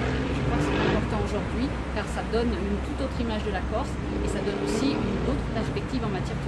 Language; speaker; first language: French; native; French